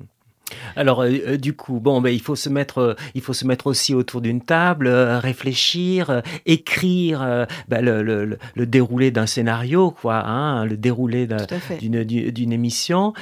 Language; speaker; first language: French; native; French